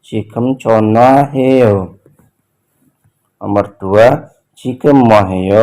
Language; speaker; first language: Korean; non-native, fluent; Indonesian